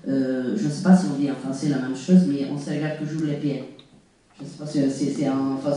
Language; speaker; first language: French; non-native, fluent; Italian